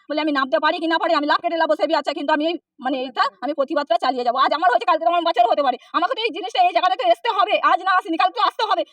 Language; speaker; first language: Bangla; non-native, local second language; Hindi